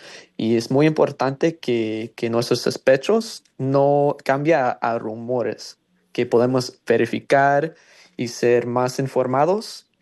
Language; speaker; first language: Spanish; non-native, learner; English